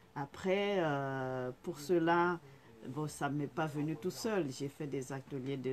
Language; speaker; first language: French; non-native, fluent; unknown